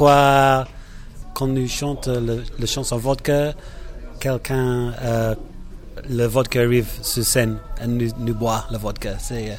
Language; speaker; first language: French; non-native, learner; English